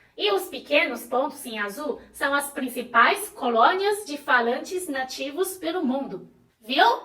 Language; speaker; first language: Portuguese; non-native, fluent; Chinese